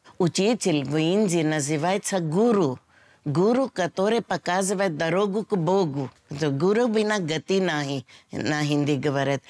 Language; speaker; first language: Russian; non-native, fluent; Hindi